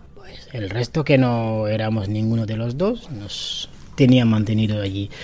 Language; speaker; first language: Spanish; non-native, fluent; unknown